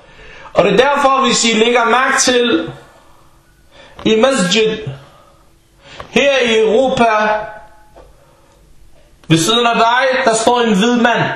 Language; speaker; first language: Danish; non-native, fluent; Arabic